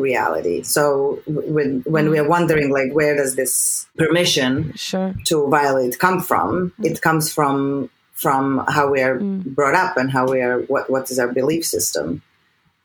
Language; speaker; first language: English; non-native, fluent; Serbian